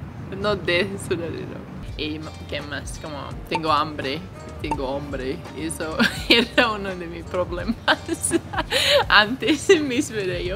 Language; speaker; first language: Spanish; non-native, learner; English